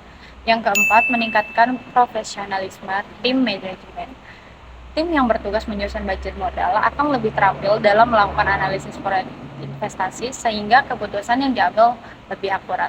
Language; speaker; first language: Indonesian; native; Indonesian